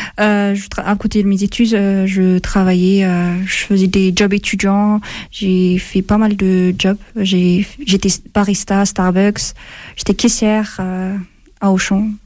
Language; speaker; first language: French; non-native, fluent; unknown